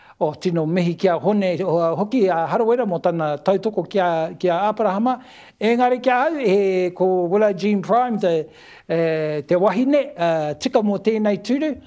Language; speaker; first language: Māori; non-native, local second language; English